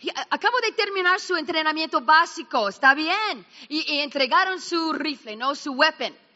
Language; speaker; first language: Spanish; non-native, fluent; English